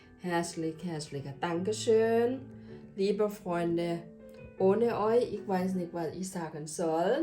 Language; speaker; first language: German; non-native, learner; Thai